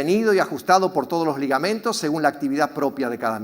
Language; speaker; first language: Spanish; native; Spanish